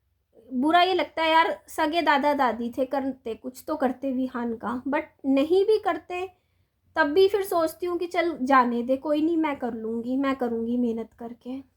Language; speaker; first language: Hindi; native; Hindi